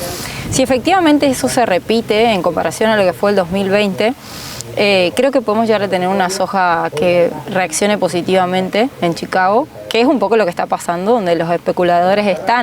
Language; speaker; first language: Spanish; native; Spanish